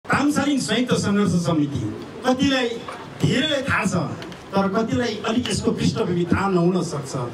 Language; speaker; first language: Nepali; non-native, local second language; Eastern Tamang